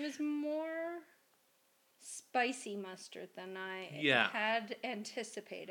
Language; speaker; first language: English; native; English